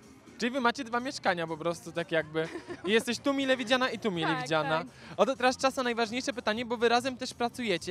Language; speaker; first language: Polish; native; Polish